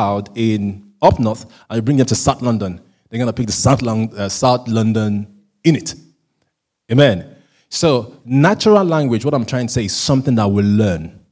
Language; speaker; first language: English; non-native, local second language; Yoruba